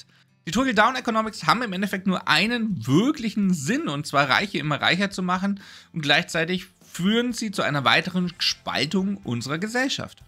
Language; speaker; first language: German; native; German